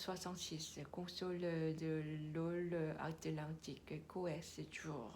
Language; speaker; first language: French; non-native, learner; Korean